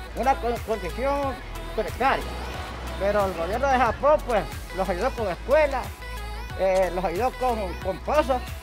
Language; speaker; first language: Spanish; native; Spanish